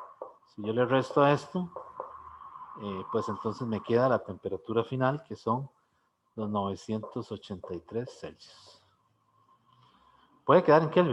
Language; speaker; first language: Spanish; native; Spanish